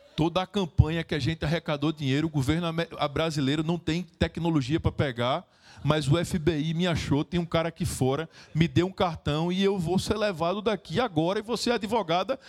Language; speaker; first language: Portuguese; native; Portuguese